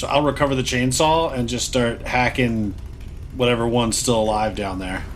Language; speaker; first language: English; native; English